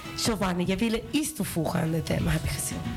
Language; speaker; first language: Dutch; non-native, learner; Spanish